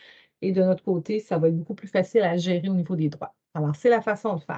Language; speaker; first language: French; native; French